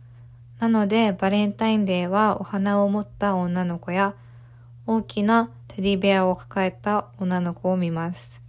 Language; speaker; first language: Japanese; early bilingual, heritage; Japanese